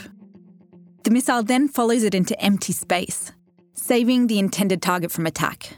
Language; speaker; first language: English; native; English